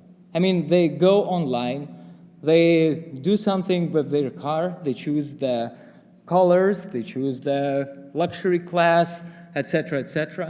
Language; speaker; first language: English; non-native, fluent; Lithuanian